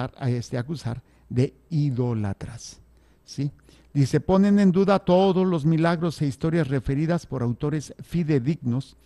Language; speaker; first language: Spanish; native; Spanish